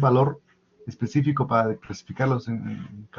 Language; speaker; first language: Spanish; native; Spanish